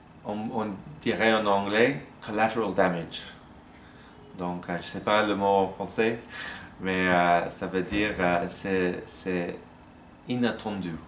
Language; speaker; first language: French; non-native, learner; English